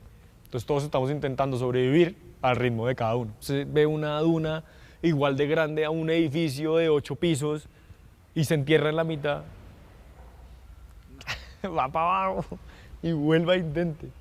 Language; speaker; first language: Spanish; native; Spanish